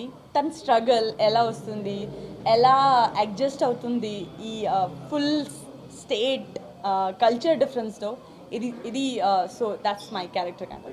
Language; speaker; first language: Telugu; non-native, local second language; Gujarati